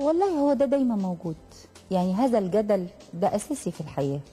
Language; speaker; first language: Arabic; native; Arabic